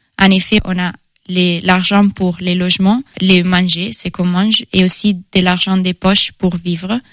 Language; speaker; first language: French; non-native, fluent; Italian